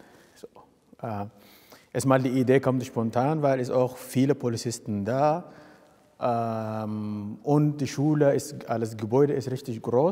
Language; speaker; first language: German; non-native, fluent; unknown